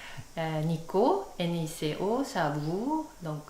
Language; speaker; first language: French; non-native, fluent; Japanese